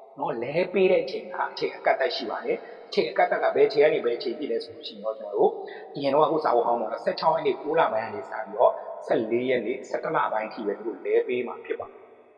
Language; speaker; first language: Burmese; native; Burmese